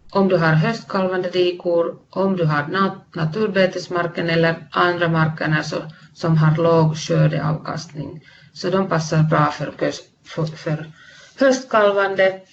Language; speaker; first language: Swedish; non-native, fluent; Finnish